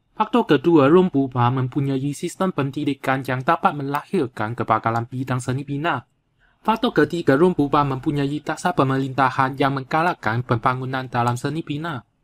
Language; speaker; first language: Malay; non-native, local second language; Chinese